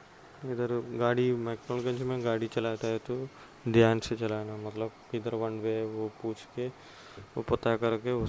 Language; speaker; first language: Hindi; non-native, local second language; Malayalam